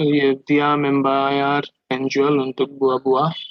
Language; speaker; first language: Indonesian; non-native, learner; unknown